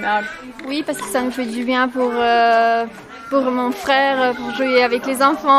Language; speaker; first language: French; early bilingual, other home language; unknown